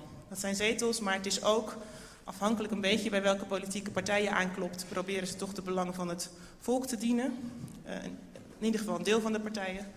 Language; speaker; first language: Dutch; native; Dutch